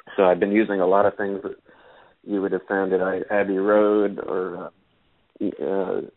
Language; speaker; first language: English; native; English